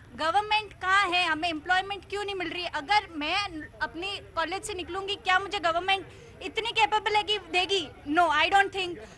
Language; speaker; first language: Hindi; native; Hindi